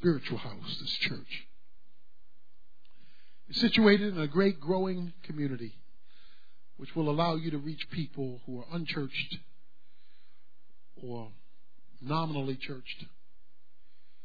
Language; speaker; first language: English; native; English